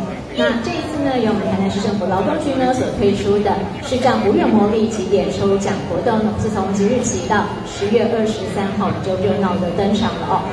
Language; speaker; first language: Chinese; native; Chinese